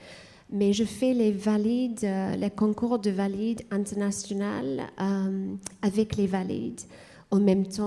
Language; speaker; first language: French; non-native, fluent; English